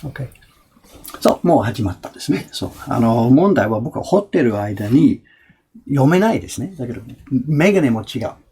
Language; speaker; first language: Japanese; non-native, fluent; English